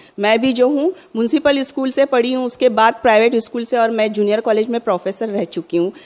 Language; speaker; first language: Hindi; non-native, local second language; Urdu